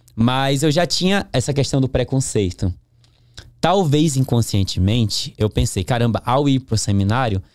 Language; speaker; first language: Portuguese; native; Portuguese